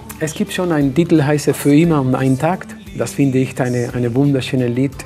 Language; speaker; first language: German; non-native, learner; Spanish